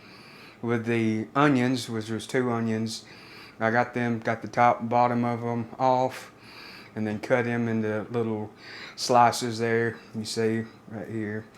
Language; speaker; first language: English; native; English